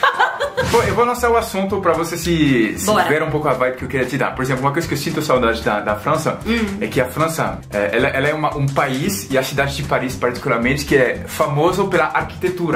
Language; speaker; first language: Portuguese; non-native, fluent; French